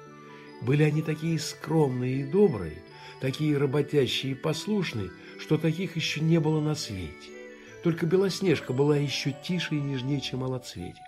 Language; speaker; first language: Russian; native; Russian